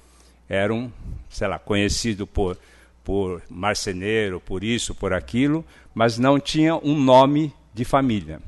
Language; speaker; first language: Portuguese; early bilingual, other home language; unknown